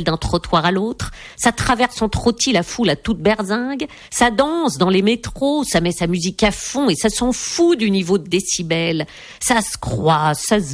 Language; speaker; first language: French; native; French